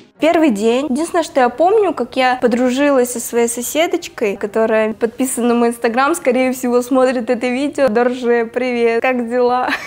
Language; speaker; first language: Russian; non-native, local second language; Tuvinian